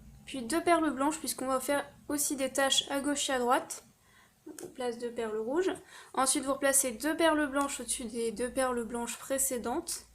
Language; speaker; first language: French; native; French